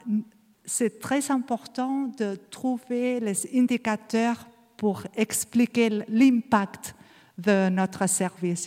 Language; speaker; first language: French; non-native, learner; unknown